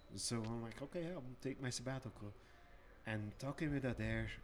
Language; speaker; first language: English; non-native, fluent; Dutch